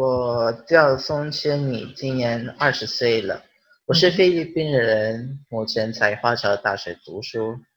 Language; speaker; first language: Chinese; non-native, learner; Filipino